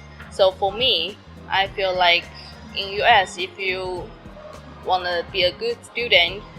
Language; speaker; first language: English; non-native, learner; Chinese